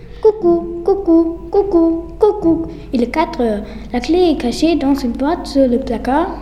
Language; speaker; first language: French; non-native, learner; German